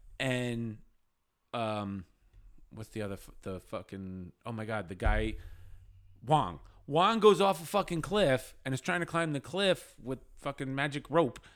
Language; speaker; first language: English; native; English